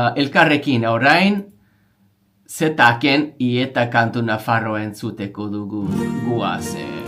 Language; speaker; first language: Basque; non-native, learner; English